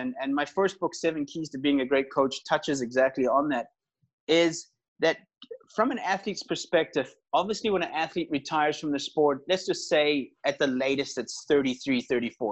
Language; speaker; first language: English; native; English